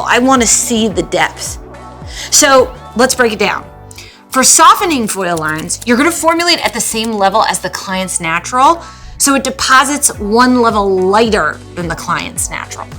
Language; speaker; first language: English; native; English